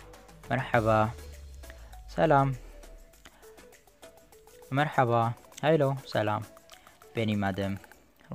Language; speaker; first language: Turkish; non-native, learner; Amharic